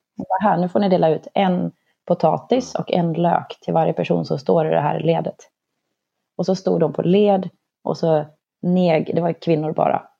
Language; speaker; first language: Swedish; native; Swedish